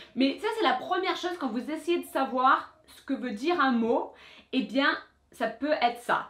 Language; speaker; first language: French; non-native, fluent; English